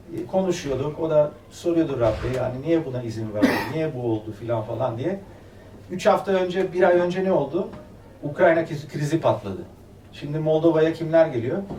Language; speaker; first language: Turkish; early bilingual, other home language; German